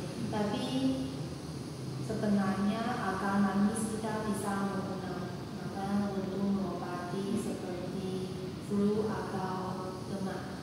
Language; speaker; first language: Indonesian; non-native, learner; Chinese